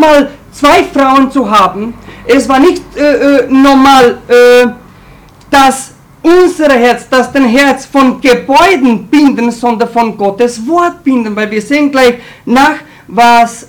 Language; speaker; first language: German; non-native, fluent; Romanian